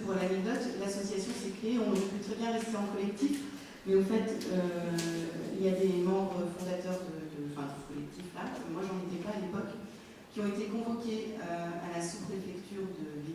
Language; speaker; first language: French; native; French